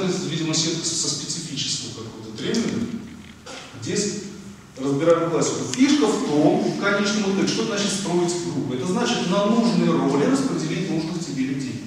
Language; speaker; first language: Russian; native; Russian